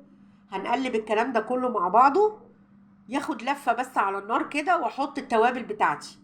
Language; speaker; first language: Arabic; native; Arabic